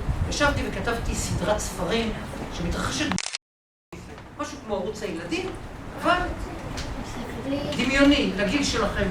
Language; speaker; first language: Hebrew; native; Hebrew